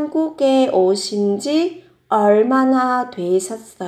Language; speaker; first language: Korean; non-native, fluent; Vietnamese